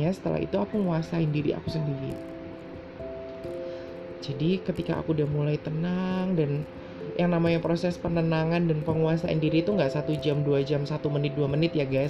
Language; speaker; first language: Indonesian; native; Indonesian